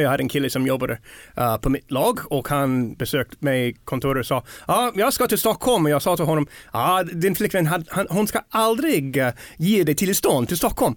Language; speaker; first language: Swedish; non-native, learner; English